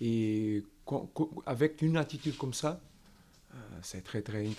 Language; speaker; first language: French; non-native, learner; Portuguese